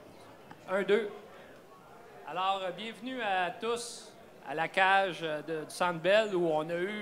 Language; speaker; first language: French; native; French